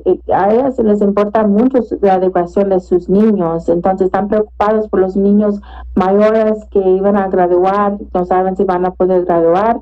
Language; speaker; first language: Spanish; early bilingual, heritage; Spanish